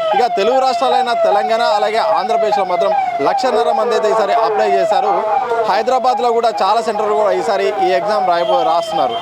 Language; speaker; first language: Telugu; native; Telugu